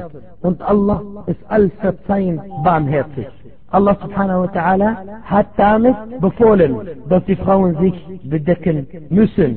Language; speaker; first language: German; non-native, fluent; Arabic